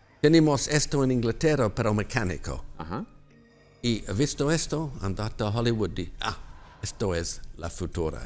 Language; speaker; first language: Spanish; non-native, learner; English